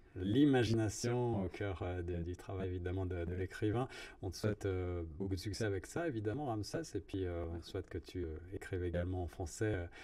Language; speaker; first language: French; native; French